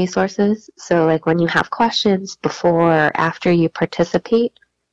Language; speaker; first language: English; native; English